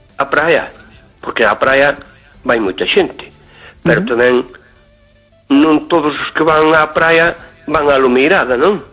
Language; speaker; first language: Galician; native; Galician